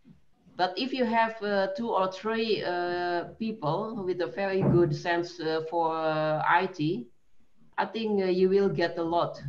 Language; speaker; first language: English; non-native, fluent; Indonesian